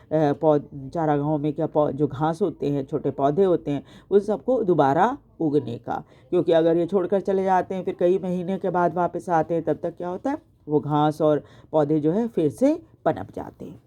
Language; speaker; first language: Hindi; native; Hindi